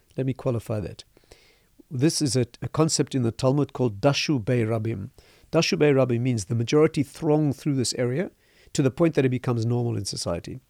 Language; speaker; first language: English; native; English